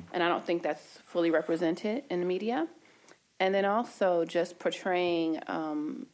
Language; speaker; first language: English; native; English